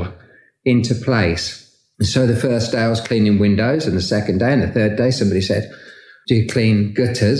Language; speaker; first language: English; native; English